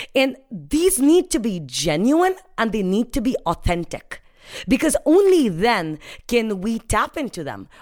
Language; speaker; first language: English; non-native, local second language; Hindi